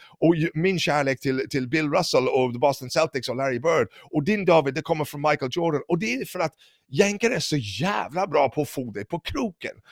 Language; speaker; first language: Swedish; non-native, fluent; English